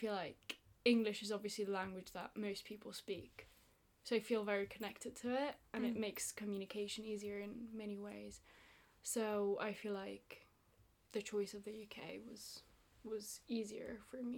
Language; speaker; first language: English; non-native, fluent; Italian